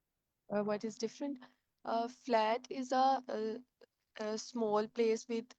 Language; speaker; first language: English; non-native, learner; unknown